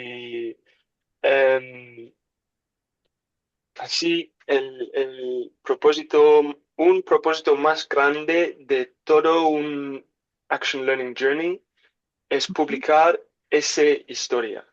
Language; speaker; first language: Spanish; non-native, learner; English